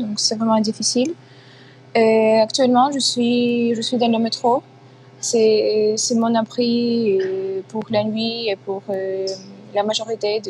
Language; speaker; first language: French; non-native, fluent; Ukrainian